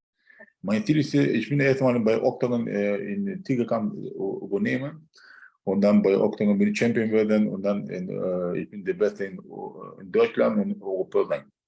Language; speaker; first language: German; non-native, learner; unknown